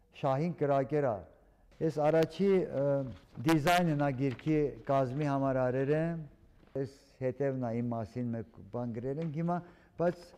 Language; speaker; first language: Armenian; early bilingual, heritage; Armenian